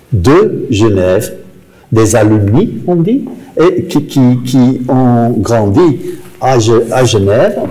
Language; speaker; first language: French; non-native, local second language; Dutch